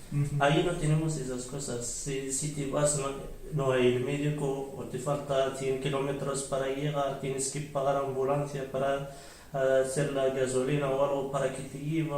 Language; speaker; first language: Spanish; early bilingual, other home language; Arabic